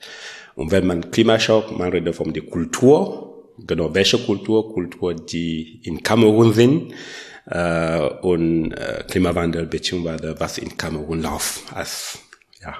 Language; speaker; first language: German; non-native, learner; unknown